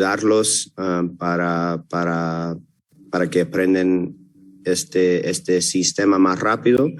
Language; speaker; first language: Spanish; early bilingual, heritage; Spanish